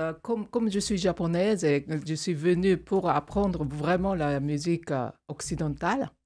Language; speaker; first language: French; non-native, fluent; Japanese